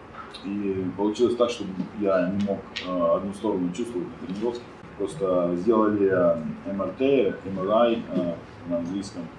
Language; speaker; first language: Russian; non-native, fluent; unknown